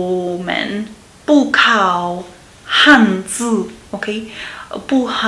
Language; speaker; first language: Chinese; non-native, learner; Russian